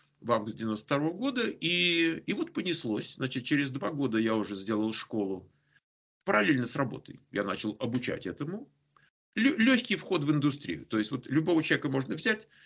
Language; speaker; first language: Russian; native; Russian